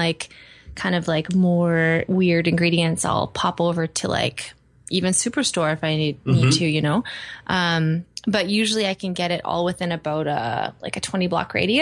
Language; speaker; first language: English; native; English